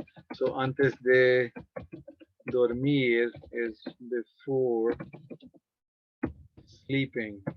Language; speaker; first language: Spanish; non-native, fluent; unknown